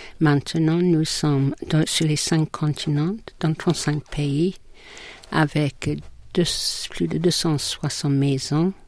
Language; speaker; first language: French; non-native, fluent; English